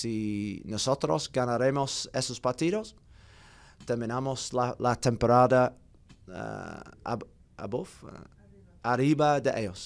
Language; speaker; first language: Spanish; non-native, learner; English